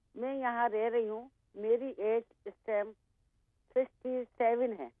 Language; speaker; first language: Urdu; native; Urdu